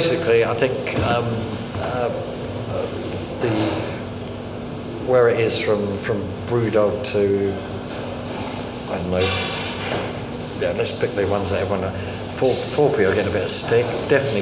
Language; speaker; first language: English; native; English